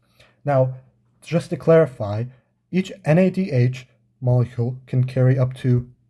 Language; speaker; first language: English; native; English